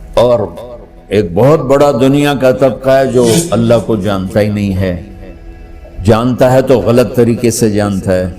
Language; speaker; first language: Urdu; non-native, local second language; Punjabi